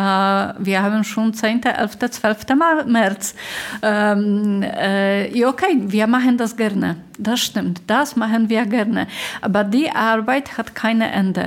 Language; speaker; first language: German; non-native, fluent; Polish